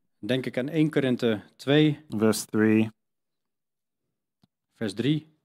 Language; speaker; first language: Dutch; non-native, learner; English